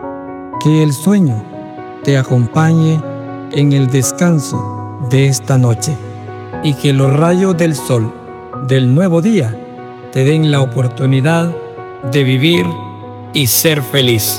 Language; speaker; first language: Spanish; native; Spanish